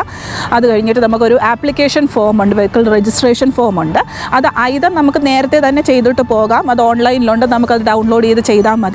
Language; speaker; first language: Malayalam; native; Malayalam